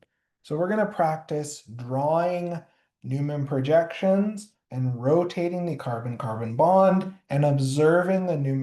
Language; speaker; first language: English; native; English